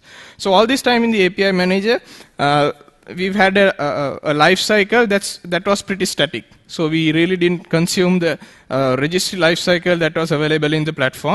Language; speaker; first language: English; non-native, local second language; Sinhala